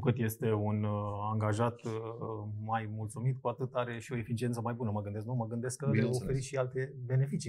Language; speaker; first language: Romanian; native; Romanian